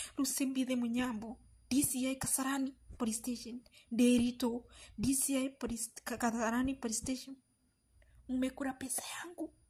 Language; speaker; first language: Swahili; native; Swahili